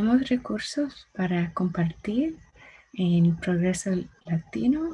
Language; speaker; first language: Spanish; non-native, learner; English